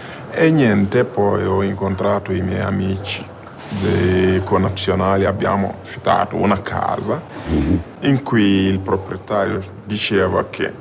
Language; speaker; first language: Italian; non-native, fluent; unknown